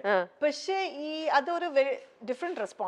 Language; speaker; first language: Malayalam; non-native, fluent; Kannada